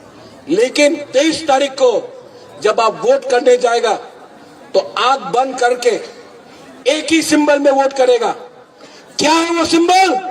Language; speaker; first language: Hindi; non-native, local second language; Kok Borok